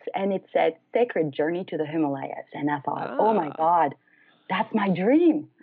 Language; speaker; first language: English; non-native, fluent; French